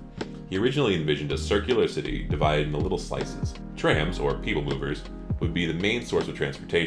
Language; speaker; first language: English; native; English